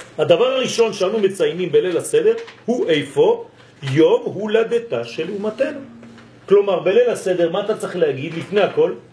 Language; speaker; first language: Hebrew; non-native, fluent; French